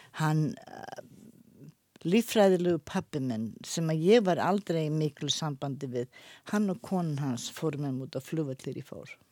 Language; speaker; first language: Icelandic; native; Icelandic